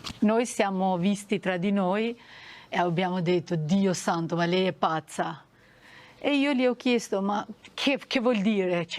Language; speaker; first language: Italian; non-native, fluent; Albanian